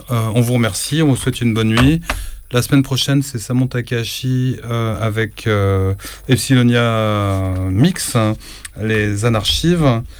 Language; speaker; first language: French; native; French